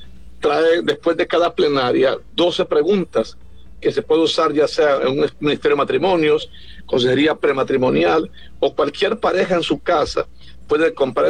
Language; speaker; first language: Spanish; native; Spanish